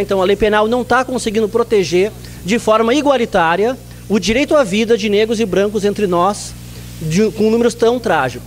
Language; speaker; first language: Portuguese; native; Portuguese